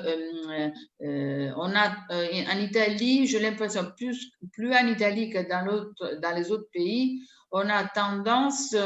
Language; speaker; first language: French; non-native, fluent; Italian